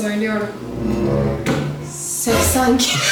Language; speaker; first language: Turkish; native; Turkish